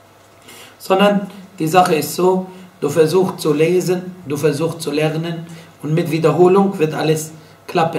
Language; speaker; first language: German; non-native, fluent; Arabic